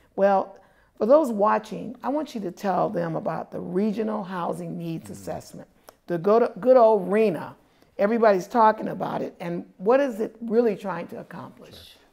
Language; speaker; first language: English; native; English